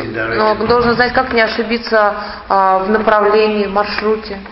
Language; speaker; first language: Russian; native; Russian